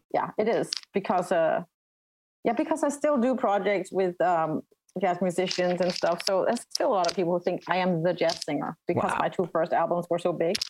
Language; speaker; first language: English; non-native, fluent; Danish